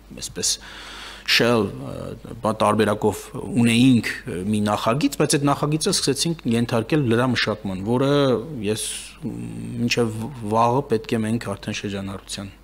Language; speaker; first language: Armenian; early bilingual, heritage; Armenian